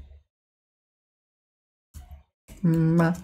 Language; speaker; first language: Chinese; non-native, learner; English